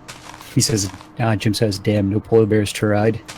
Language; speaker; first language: English; native; English